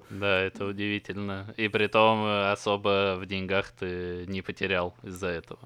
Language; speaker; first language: Russian; native; Russian